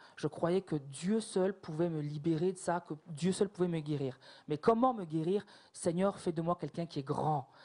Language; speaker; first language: French; native; French